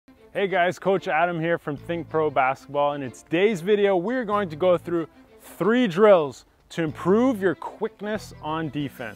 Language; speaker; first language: English; native; English